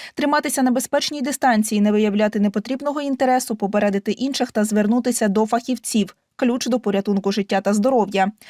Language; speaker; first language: Ukrainian; native; Ukrainian